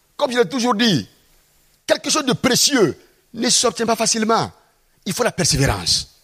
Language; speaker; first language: French; non-native, local second language; Mossi